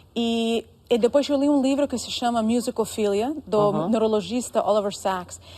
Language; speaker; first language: Portuguese; non-native, fluent; Russian